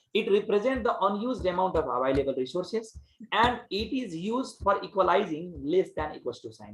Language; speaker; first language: English; non-native, local second language; Nepali